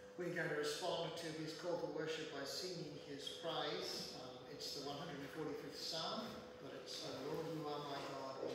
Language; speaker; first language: English; native; English